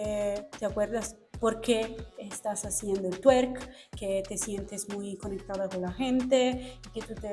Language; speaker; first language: Spanish; non-native, fluent; Italian